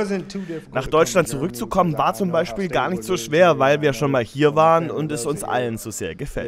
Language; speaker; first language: German; native; German